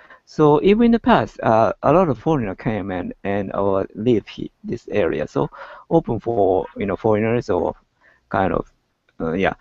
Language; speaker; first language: English; non-native, learner; Japanese